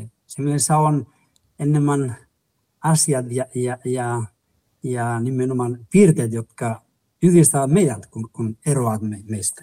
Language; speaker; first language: Finnish; non-native, fluent; Spanish